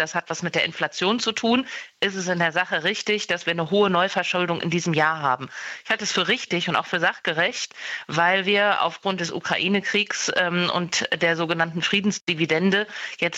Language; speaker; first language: German; native; German